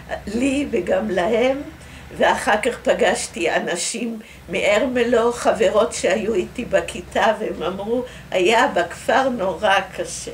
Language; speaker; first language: Hebrew; early bilingual, other home language; Dutch